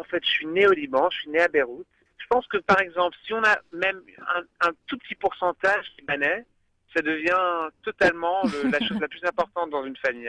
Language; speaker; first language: French; early bilingual, other home language; English